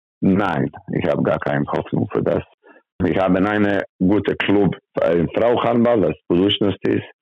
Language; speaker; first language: German; non-native, learner; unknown